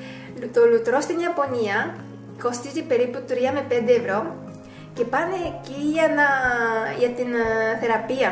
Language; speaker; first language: Greek; non-native, fluent; Japanese